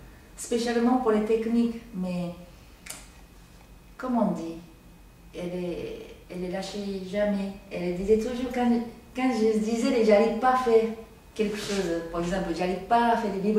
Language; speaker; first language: French; non-native, learner; Japanese